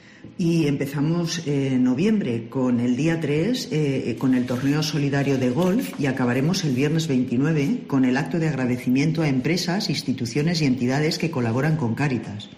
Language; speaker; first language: Spanish; native; Spanish